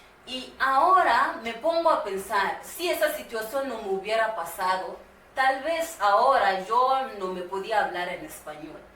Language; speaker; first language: Spanish; non-native, learner; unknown